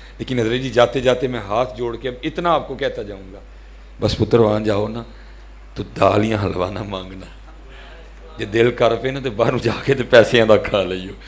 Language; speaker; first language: Urdu; non-native, local second language; Punjabi